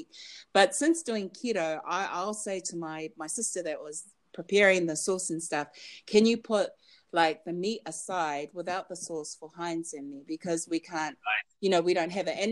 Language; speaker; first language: English; native; English